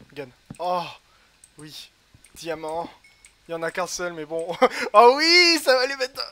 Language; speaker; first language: French; native; French